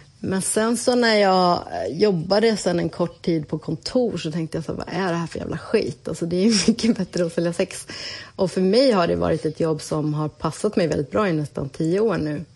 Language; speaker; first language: Swedish; native; Swedish